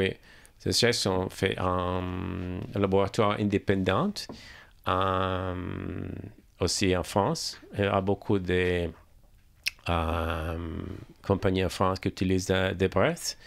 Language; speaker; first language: French; non-native, learner; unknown